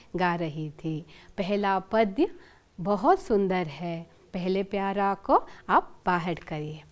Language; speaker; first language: Hindi; non-native, local second language; Kannada